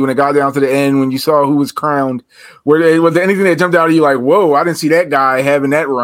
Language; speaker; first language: English; native; English